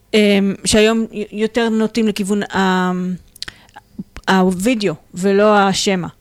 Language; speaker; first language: Hebrew; native; Hebrew